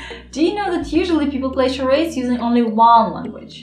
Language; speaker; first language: English; non-native, fluent; Russian